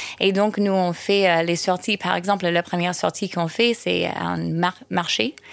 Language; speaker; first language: French; non-native, fluent; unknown